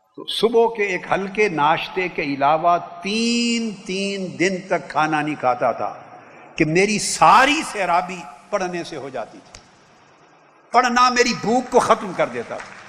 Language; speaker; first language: Urdu; non-native, local second language; Punjabi